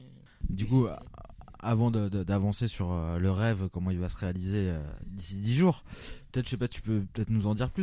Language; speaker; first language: French; native; French